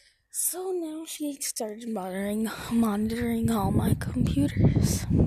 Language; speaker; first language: English; early bilingual, other home language; Spanish